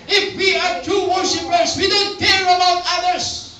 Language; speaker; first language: English; non-native, local second language; Filipino